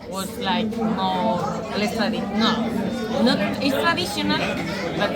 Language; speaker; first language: English; non-native, learner; Spanish